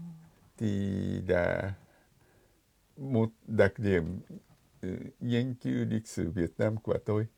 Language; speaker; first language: Vietnamese; non-native, fluent; Japanese